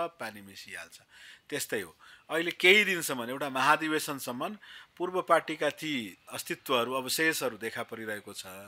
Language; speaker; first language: Nepali; non-native, local second language; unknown